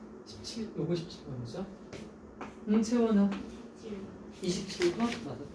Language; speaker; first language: Korean; native; Korean